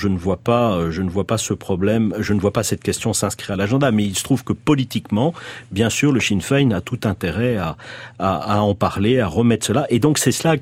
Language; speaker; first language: French; native; French